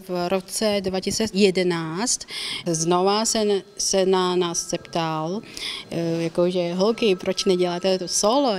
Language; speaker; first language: Czech; non-native, fluent; Chinese